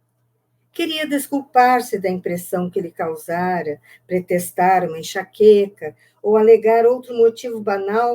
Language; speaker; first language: Portuguese; native; Portuguese